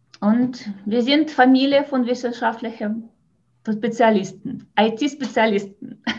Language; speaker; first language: German; non-native, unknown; Russian